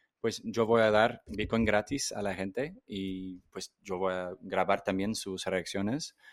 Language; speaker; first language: Spanish; non-native, fluent; English